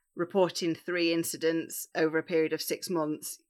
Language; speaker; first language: English; native; English